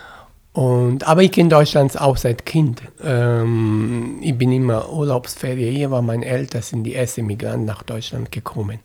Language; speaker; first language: German; non-native, fluent; Italian